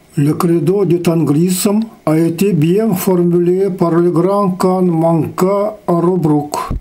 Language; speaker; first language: French; non-native, fluent; Yakut